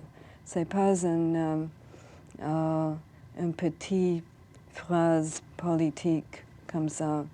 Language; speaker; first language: French; non-native, learner; English